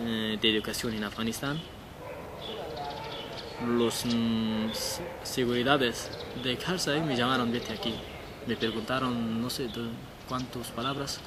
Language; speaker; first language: Spanish; non-native, learner; Persian